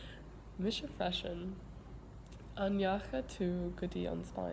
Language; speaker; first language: Irish; non-native, learner; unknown